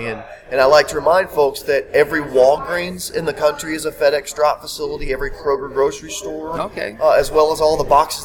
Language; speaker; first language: English; native; English